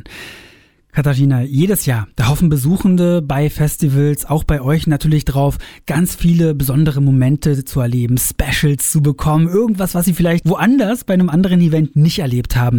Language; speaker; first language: German; native; German